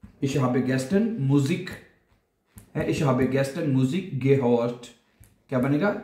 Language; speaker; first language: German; non-native, fluent; Urdu